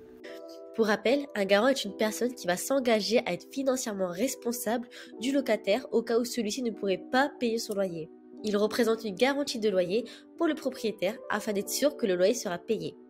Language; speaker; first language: French; native; French